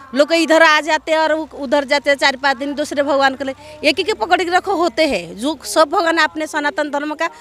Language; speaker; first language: Hindi; non-native, local second language; Odia